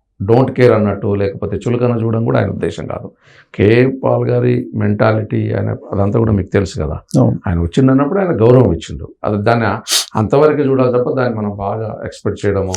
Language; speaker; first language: Telugu; native; Telugu